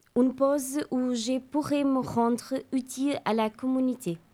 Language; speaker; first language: French; non-native, learner; Portuguese